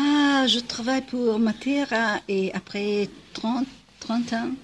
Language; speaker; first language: French; non-native, fluent; Italian